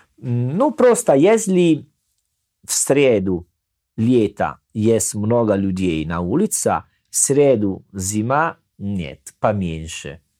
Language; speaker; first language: Russian; non-native, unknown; Italian